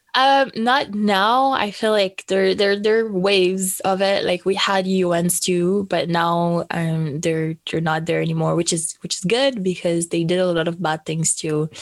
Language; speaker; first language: English; non-native, fluent; French